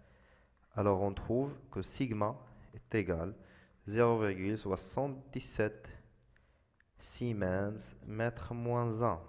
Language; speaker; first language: French; non-native, local second language; Arabic